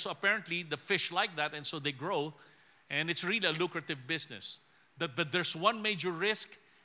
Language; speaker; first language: English; non-native, local second language; Filipino